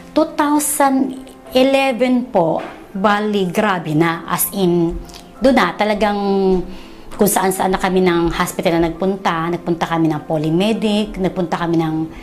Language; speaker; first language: Filipino; non-native, local second language; Cebuano